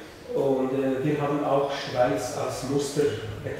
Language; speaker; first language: German; non-native, fluent; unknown